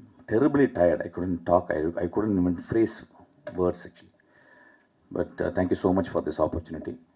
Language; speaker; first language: English; non-native, local second language; Tamil